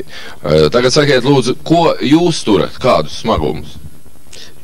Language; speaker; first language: Latvian; native; Latvian